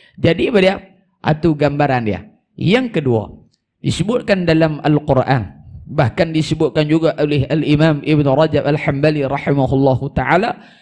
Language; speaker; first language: Malay; native; Malay